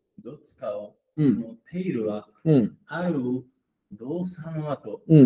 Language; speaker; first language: Japanese; non-native, learner; Spanish